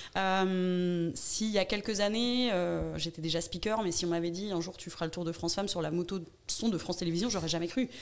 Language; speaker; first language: French; native; French